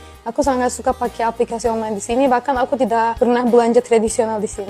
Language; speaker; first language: Indonesian; non-native, fluent; Turkish